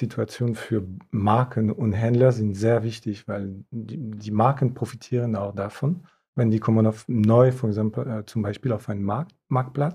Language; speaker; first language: German; non-native, fluent; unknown